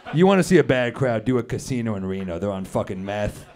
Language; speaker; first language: English; native; English